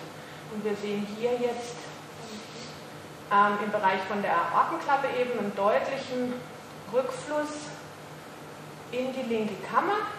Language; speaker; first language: German; native; German